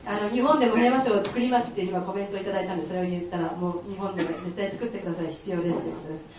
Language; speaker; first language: Japanese; native; Japanese